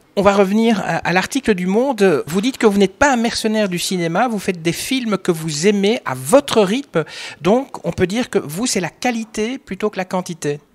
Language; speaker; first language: French; native; French